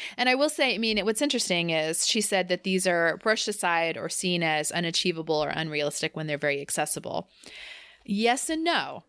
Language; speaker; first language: English; native; English